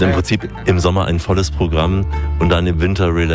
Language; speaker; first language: German; native; German